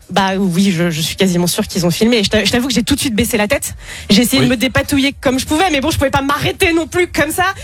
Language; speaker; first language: French; native; French